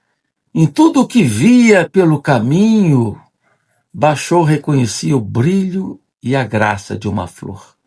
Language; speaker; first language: Portuguese; native; Portuguese